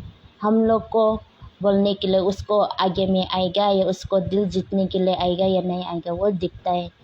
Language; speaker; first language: Hindi; non-native, local second language; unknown